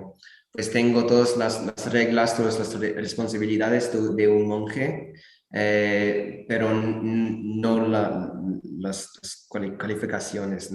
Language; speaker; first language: Spanish; non-native, learner; English